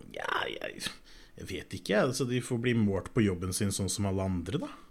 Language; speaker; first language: Norwegian; native; Norwegian